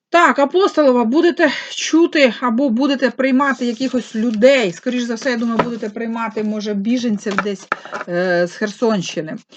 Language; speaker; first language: Ukrainian; non-native, local second language; Russian